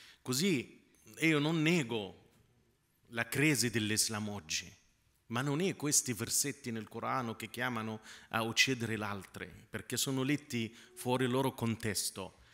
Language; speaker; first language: Italian; non-native, fluent; Arabic